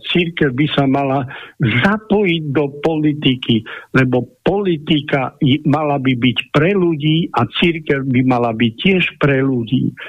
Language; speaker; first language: Slovak; native; Slovak